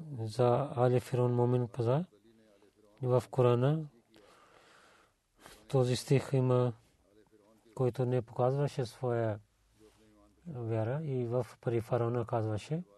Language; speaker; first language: Bulgarian; non-native, learner; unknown